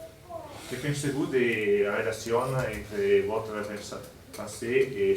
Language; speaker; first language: French; non-native, fluent; Spanish